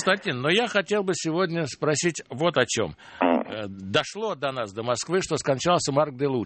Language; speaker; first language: Russian; native; Russian